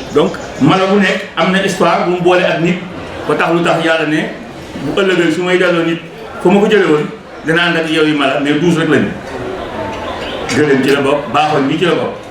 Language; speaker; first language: Wolof; non-native, local second language; Serer